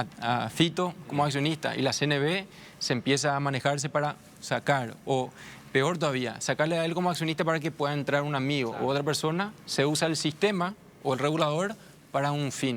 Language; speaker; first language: Spanish; native; Spanish